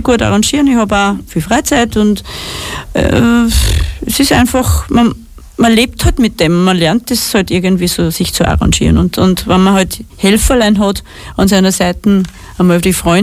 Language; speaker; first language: German; native; German